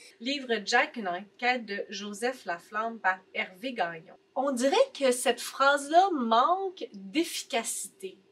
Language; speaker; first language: French; native; French